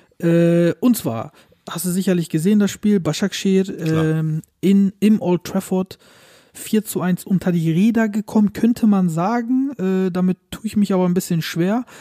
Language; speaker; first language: German; early bilingual, other home language; Turkish